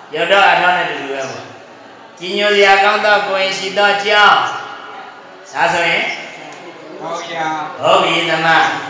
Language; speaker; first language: Burmese; native; Burmese